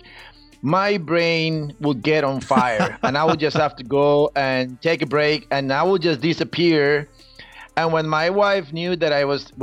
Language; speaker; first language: English; non-native, fluent; Spanish